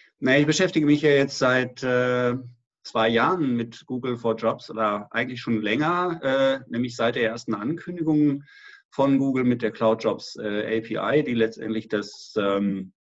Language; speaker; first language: German; native; German